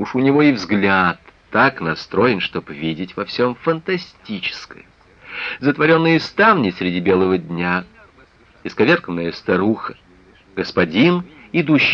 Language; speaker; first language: Russian; native; Russian